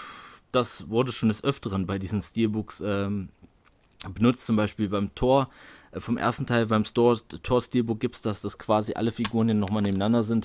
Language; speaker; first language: German; native; German